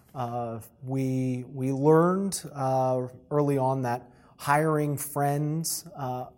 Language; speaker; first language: English; native; English